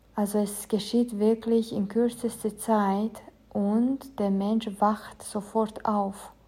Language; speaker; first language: German; non-native, fluent; Romanian